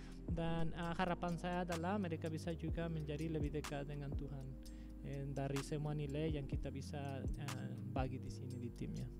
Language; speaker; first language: Indonesian; non-native, fluent; Spanish